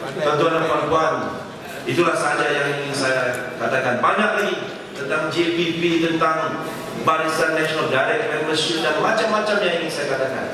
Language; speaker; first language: Malay; non-native, local second language; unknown